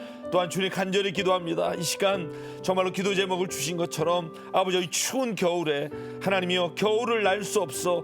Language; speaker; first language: Korean; native; Korean